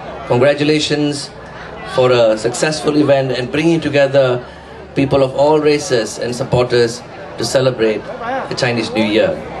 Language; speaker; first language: English; non-native, local second language; Tamil